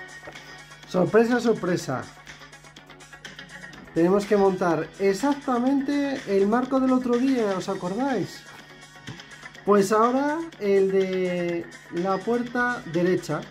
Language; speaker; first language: Spanish; native; Spanish